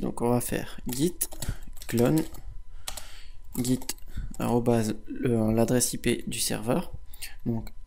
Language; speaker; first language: French; native; French